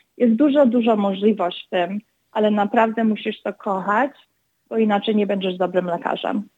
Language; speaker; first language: Polish; early bilingual, other home language; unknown